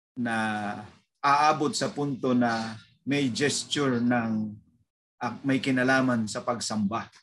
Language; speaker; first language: Filipino; native; Filipino